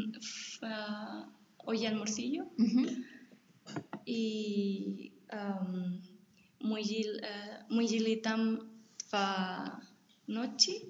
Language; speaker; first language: Russian; non-native, learner; Spanish